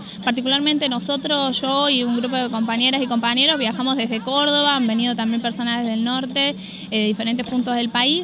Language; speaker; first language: Spanish; native; Spanish